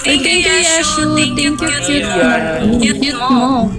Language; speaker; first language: English; non-native, learner; Filipino